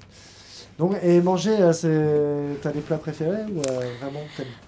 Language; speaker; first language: French; native; French